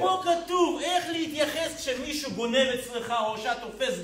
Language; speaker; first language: Hebrew; non-native, fluent; Russian